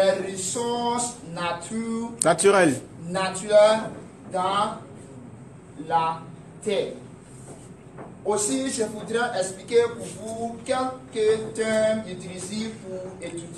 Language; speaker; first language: French; non-native, learner; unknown